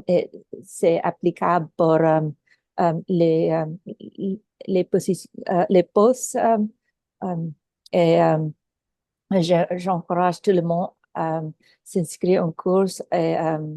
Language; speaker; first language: French; non-native, local second language; Filipino